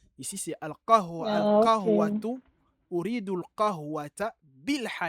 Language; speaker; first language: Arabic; non-native, fluent; French